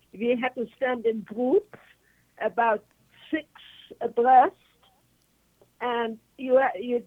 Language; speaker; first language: English; non-native, fluent; German